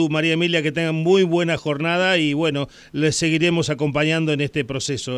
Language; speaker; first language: Spanish; native; Spanish